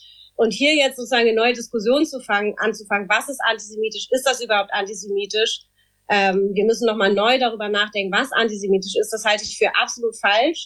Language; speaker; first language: German; native; German